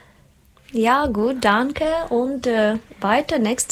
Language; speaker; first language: German; non-native, learner; Russian